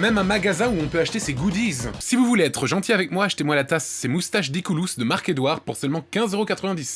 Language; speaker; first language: French; native; French